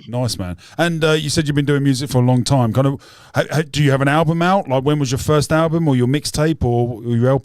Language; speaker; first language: English; native; English